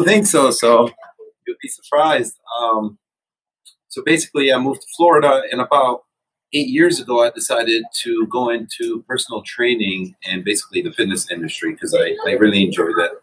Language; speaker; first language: English; non-native, fluent; Arabic